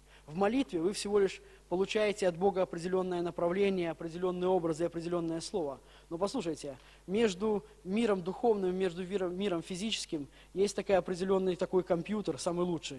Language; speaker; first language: Russian; native; Russian